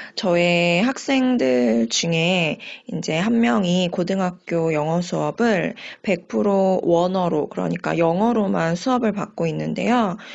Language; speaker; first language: Korean; native; Korean